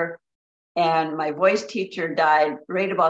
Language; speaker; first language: English; native; English